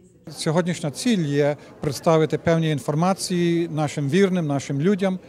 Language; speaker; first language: Ukrainian; early bilingual, heritage; Ukrainian